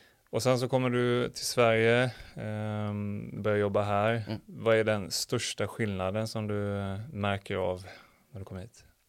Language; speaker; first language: Swedish; native; Swedish